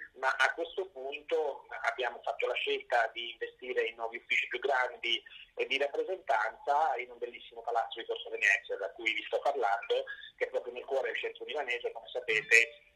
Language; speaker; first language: Italian; native; Italian